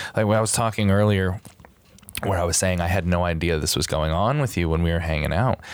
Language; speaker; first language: English; native; English